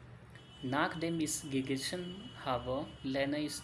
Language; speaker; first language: German; non-native, learner; Hindi